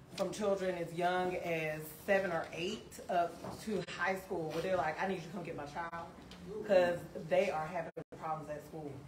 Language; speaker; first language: English; native; English